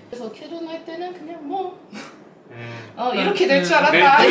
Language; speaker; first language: Korean; non-native, fluent; English